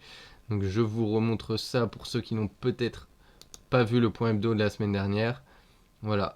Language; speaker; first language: French; native; French